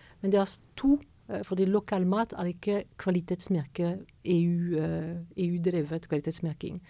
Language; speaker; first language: Norwegian; non-native, fluent; French